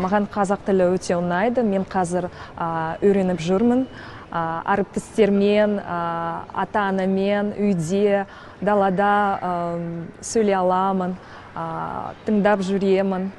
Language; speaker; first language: Kazakh; non-native, local second language; Russian